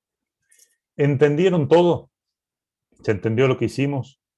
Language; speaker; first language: Spanish; native; Spanish